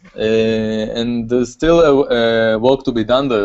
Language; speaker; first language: English; non-native, fluent; Hebrew